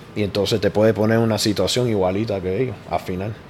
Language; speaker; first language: Spanish; early bilingual, heritage; Spanish